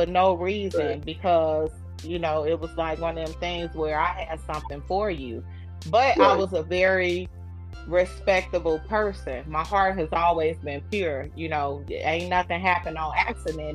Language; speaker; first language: English; native; English